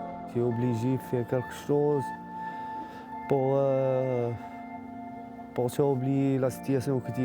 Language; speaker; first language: French; non-native, learner; Arabic